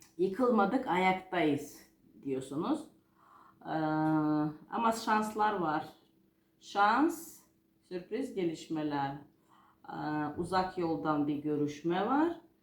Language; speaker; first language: Turkish; non-native, fluent; Georgian